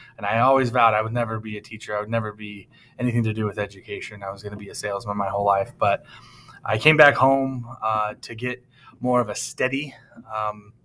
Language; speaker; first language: English; native; English